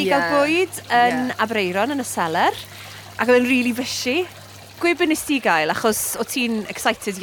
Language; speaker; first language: Welsh; native; Welsh